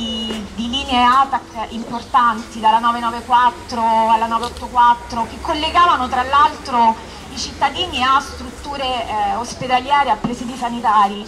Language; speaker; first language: Italian; native; Italian